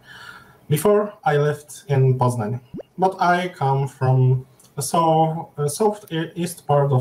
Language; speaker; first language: English; non-native, learner; Polish